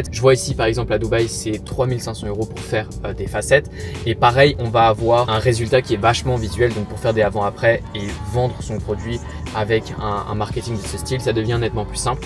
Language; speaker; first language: French; native; French